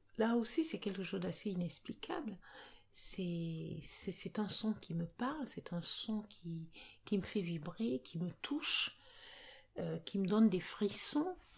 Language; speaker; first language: French; native; French